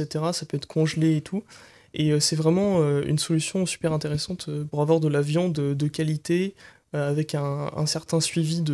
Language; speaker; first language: French; native; French